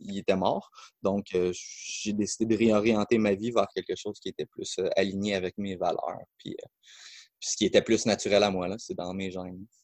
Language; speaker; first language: French; native; French